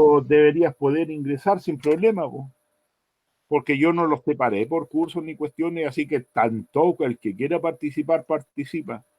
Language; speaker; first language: Spanish; native; Spanish